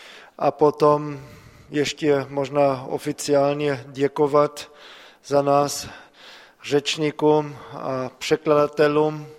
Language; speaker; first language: Czech; non-native, fluent; German